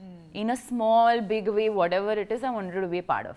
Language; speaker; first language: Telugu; non-native, learner; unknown